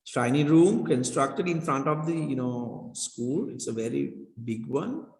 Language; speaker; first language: English; non-native, local second language; Sinhala